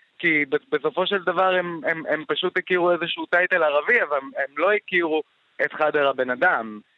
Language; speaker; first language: Hebrew; non-native, local second language; Arabic